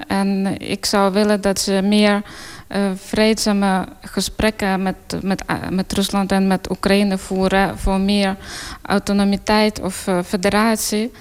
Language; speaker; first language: Dutch; non-native, fluent; Ukrainian